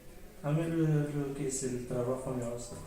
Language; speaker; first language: Spanish; early bilingual, other home language; Arabic